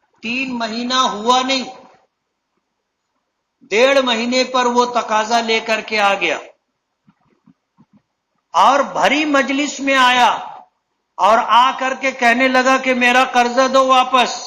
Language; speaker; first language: Urdu; native; Urdu